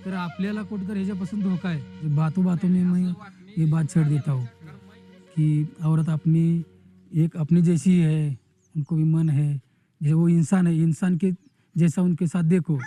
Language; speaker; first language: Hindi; non-native, local second language; Marathi